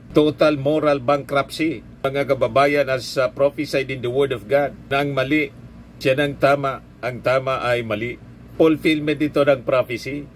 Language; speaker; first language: Filipino; non-native, local second language; Bikol